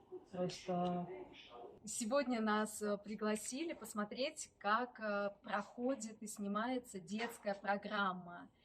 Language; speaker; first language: Russian; native; Russian